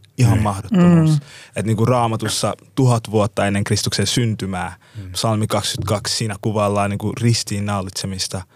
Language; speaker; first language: Finnish; native; Finnish